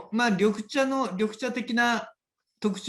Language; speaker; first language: Japanese; native; Japanese